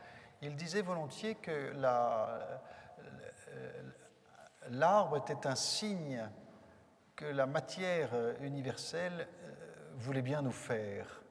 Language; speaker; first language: French; native; French